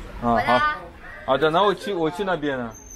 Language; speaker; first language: Chinese; non-native, learner; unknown